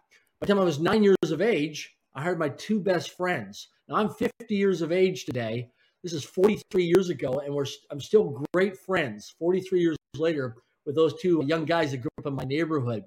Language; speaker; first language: English; native; English